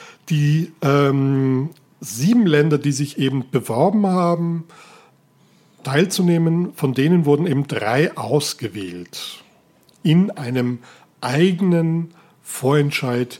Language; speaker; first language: German; native; German